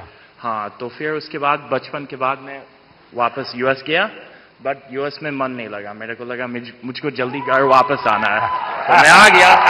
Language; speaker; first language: Hindi; non-native, fluent; English